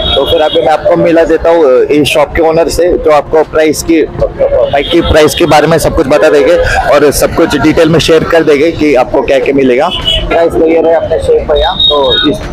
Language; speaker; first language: Hindi; native; Hindi